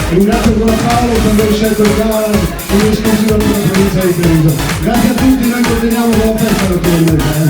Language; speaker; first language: Italian; native; Italian